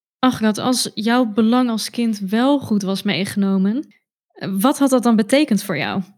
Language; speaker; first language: Dutch; native; Dutch